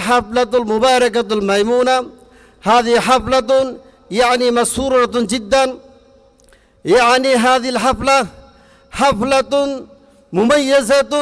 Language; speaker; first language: Arabic; non-native, learner; Bangla